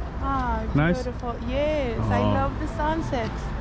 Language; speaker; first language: English; non-native, learner; Spanish